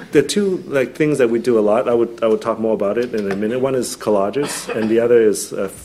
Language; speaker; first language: English; non-native, local second language; Cantonese